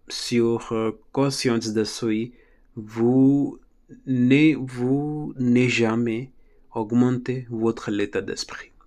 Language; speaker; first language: French; non-native, learner; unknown